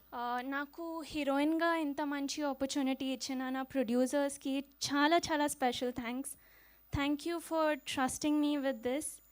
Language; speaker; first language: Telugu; non-native, learner; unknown